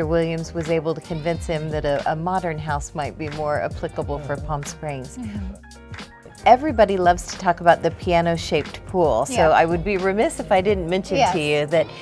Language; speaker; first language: English; native; English